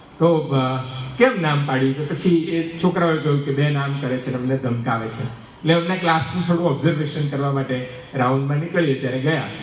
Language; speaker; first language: Gujarati; native; Gujarati